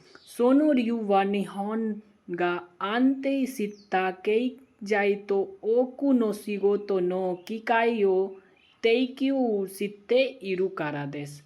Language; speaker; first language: Japanese; non-native, learner; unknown